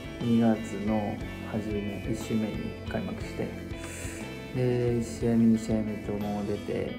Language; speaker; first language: Japanese; native; Japanese